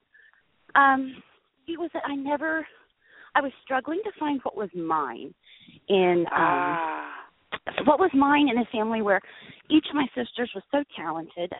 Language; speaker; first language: English; native; English